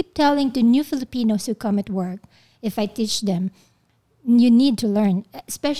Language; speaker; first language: English; non-native, local second language; Filipino